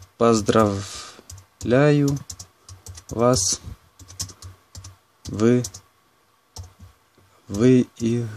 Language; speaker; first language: Russian; non-native, local second language; Ukrainian